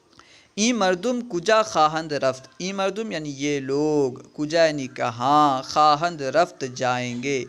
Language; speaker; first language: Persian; non-native, learner; Urdu